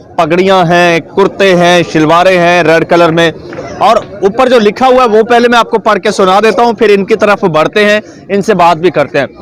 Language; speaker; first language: Urdu; native; Urdu